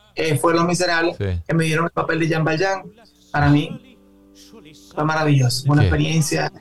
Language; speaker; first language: Spanish; native; Spanish